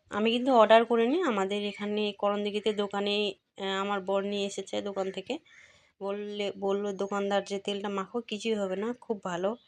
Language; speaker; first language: Bangla; non-native, local second language; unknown